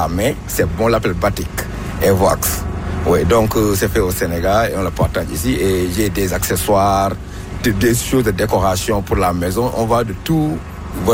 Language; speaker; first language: French; non-native, local second language; Wolof